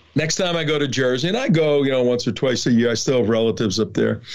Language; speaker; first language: English; native; English